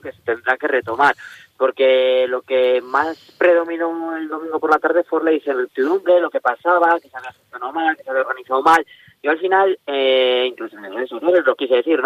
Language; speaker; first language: Spanish; native; Spanish